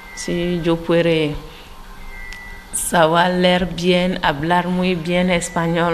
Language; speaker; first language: Spanish; non-native, learner; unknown